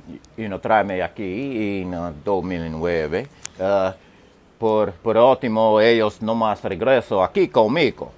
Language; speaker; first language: Spanish; non-native, learner; English